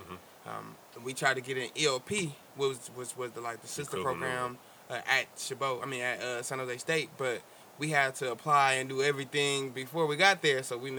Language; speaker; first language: English; native; English